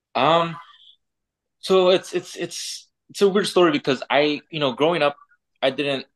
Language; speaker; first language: English; native; English